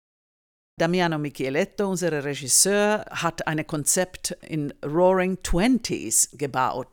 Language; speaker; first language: German; non-native, fluent; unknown